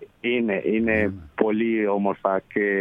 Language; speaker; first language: Greek; early bilingual, heritage; Spanish